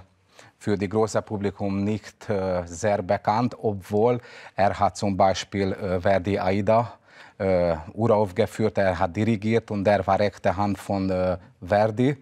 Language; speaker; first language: German; non-native, fluent; Hungarian